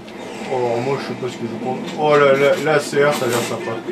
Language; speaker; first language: French; native; French